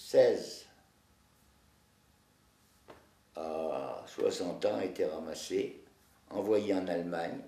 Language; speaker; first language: French; native; French